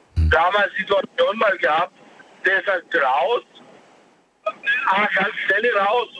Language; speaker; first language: German; native; German